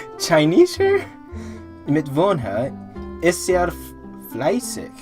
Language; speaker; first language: German; non-native, learner; English